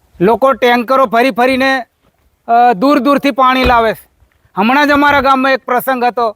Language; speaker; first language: Gujarati; native; Gujarati